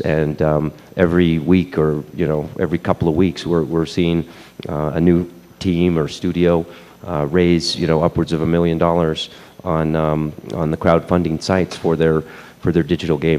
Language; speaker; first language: English; native; English